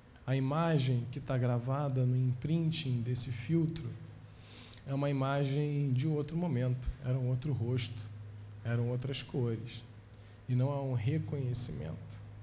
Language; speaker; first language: Portuguese; native; Portuguese